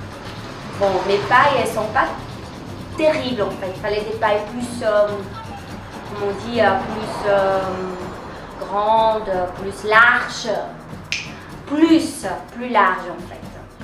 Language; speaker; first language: French; non-native, fluent; Portuguese